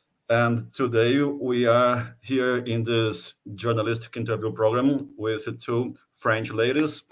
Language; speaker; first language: English; non-native, fluent; Portuguese